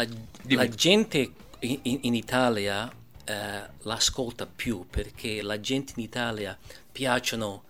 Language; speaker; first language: Italian; early bilingual, heritage; English